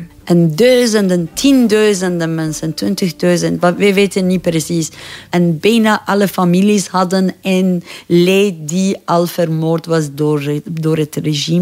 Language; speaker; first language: Dutch; non-native, learner; Persian